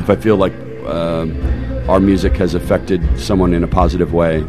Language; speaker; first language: English; native; English